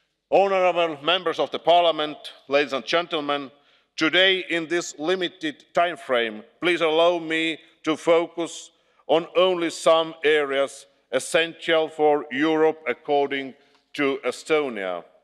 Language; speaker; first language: English; non-native, fluent; Estonian